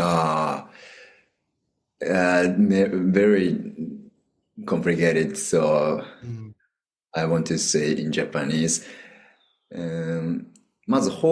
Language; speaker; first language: English; non-native, learner; Japanese